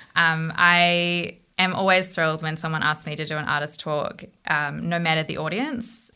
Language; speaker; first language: English; native; English